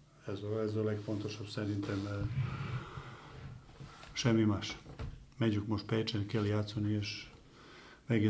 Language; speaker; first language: Hungarian; non-native, learner; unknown